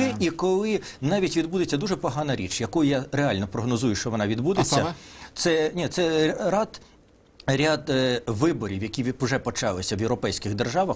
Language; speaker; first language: Ukrainian; native; Ukrainian